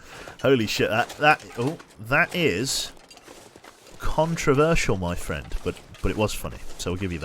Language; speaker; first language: English; native; English